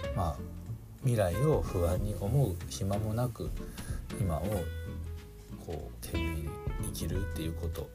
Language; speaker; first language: Japanese; native; Japanese